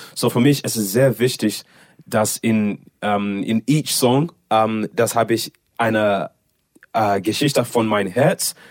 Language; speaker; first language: German; non-native, learner; English